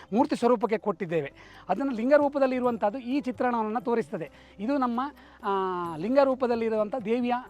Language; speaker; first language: Kannada; native; Kannada